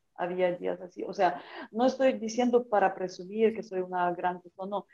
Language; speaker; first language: Spanish; non-native, fluent; Ukrainian